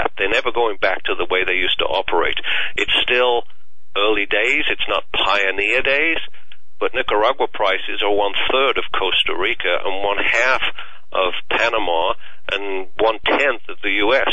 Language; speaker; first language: English; native; English